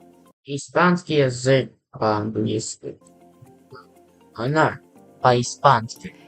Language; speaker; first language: Russian; non-native, learner; English